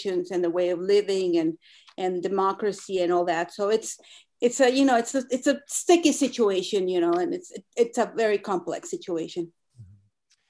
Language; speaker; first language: English; non-native, fluent; Spanish